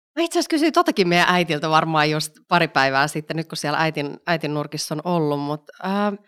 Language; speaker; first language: Finnish; native; Finnish